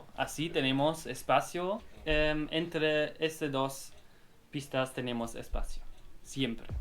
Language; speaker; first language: Spanish; non-native, learner; German